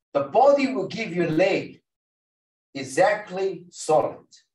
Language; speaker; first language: English; non-native, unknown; Chinese